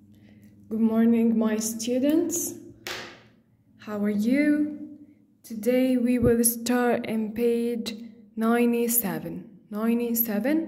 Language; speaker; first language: English; non-native, fluent; Arabic